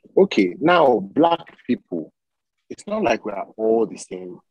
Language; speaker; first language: English; non-native, local second language; Yoruba